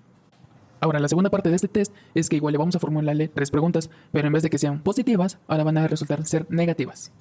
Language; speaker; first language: Spanish; native; Spanish